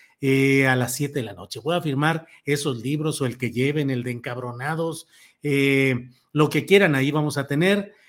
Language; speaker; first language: Spanish; native; Spanish